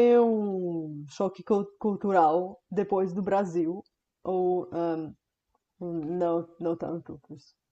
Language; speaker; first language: Portuguese; non-native, fluent; Bulgarian